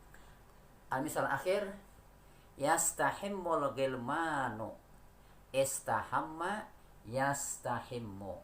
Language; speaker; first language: Arabic; non-native, fluent; Indonesian